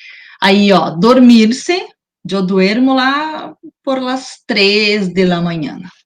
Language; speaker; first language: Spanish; non-native, fluent; Portuguese